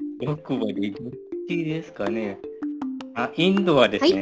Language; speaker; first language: Japanese; non-native, learner; Malay